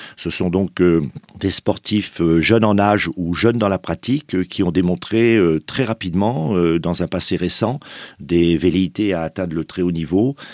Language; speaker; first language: French; native; French